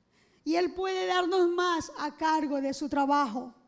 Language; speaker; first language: Spanish; native; Spanish